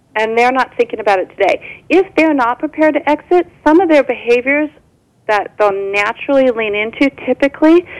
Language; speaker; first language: English; native; English